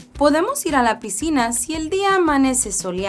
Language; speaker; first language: Spanish; non-native, fluent; English